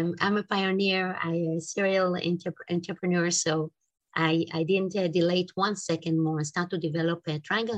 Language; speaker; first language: English; non-native, fluent; Hebrew